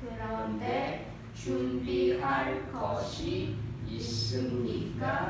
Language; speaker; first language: Korean; non-native, learner; Vietnamese